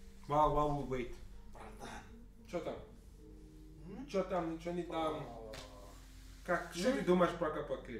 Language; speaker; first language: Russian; non-native, learner; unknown